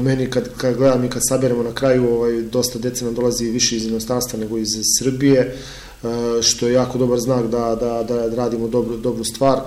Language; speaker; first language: Serbian; native; Serbian